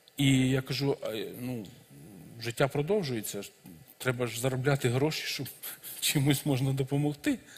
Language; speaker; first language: Ukrainian; native; Ukrainian